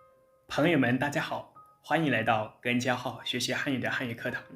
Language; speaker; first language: Chinese; non-native, fluent; Lao